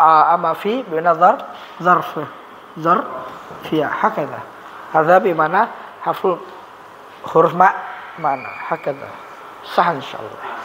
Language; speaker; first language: Arabic; non-native, fluent; Indonesian